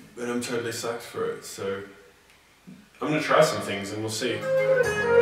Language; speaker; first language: English; native; English